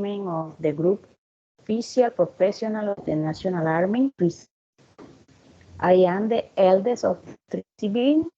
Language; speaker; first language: English; non-native, learner; Spanish